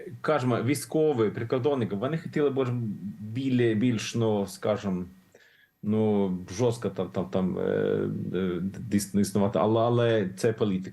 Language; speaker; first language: Ukrainian; non-native, learner; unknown